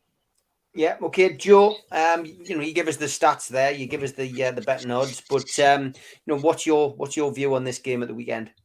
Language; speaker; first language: English; native; English